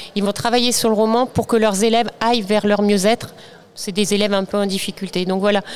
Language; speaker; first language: French; native; French